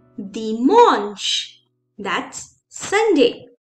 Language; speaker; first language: English; non-native, local second language; Hindi